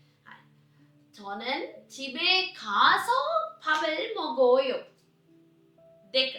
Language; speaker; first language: Korean; non-native, learner; Sinhala